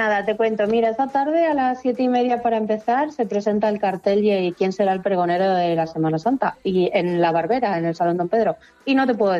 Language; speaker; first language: Spanish; native; Spanish